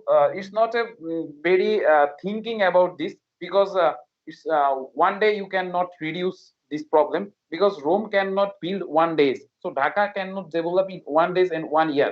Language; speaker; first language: English; non-native, learner; Bangla